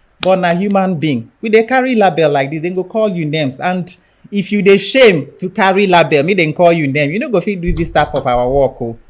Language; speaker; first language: Nigerian Pidgin; non-native, local second language; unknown